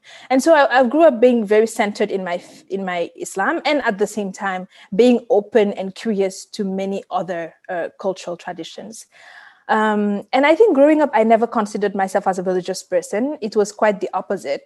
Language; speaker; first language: English; non-native, fluent; Wolof